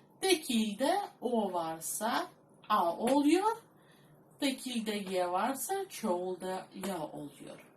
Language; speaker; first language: Turkish; non-native, fluent; Russian